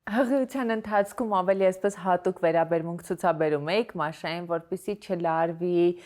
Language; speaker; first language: Armenian; native; Armenian